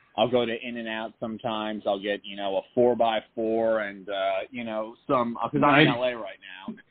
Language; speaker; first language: English; native; English